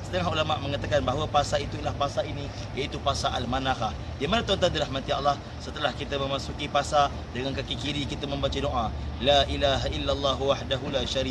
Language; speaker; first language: Malay; native; Malay